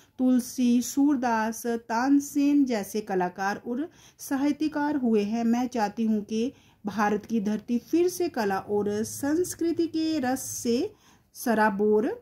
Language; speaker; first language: Hindi; native; Hindi